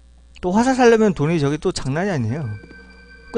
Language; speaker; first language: Korean; native; Korean